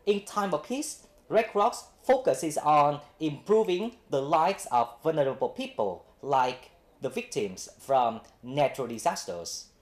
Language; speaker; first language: English; non-native, fluent; Vietnamese